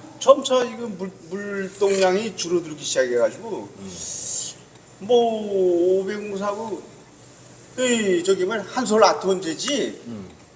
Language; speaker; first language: Korean; native; Korean